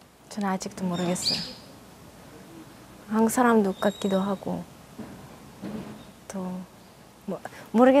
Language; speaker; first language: Korean; non-native, learner; Russian